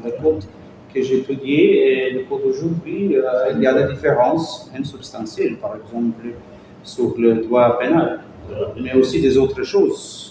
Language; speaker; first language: French; non-native, fluent; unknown